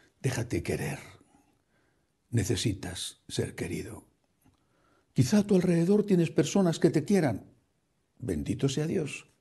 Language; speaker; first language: Spanish; native; Spanish